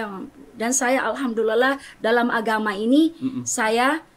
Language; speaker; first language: Indonesian; non-native, fluent; German